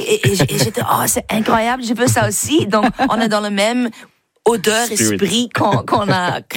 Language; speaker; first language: French; non-native, fluent; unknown